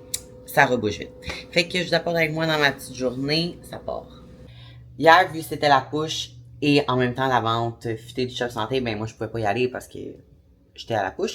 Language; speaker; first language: French; native; French